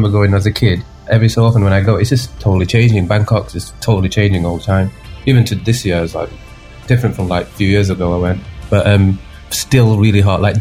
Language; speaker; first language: English; native; English